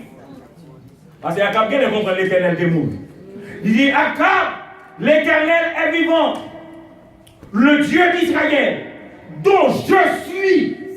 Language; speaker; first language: French; non-native, local second language; Haitian Creole